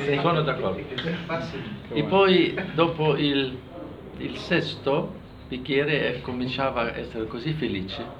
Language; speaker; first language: Italian; non-native, fluent; German